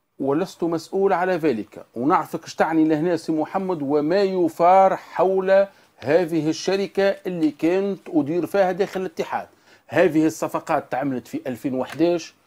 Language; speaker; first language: Arabic; native; Arabic